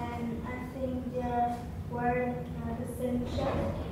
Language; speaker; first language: English; non-native, learner; Vietnamese